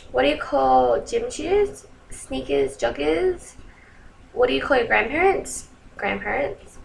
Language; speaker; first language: English; native; English